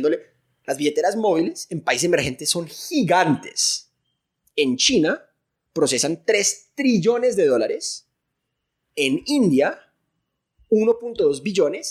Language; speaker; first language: Spanish; native; Spanish